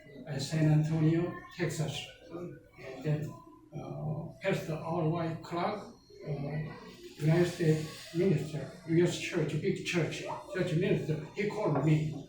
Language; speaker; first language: English; non-native, learner; Korean